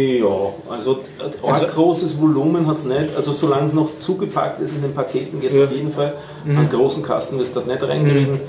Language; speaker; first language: German; native; German